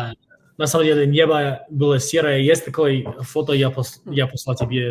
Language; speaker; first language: Russian; non-native, fluent; English